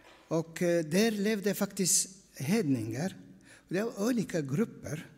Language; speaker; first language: Swedish; non-native, fluent; Aramaic